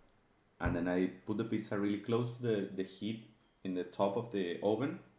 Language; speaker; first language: English; non-native, fluent; Spanish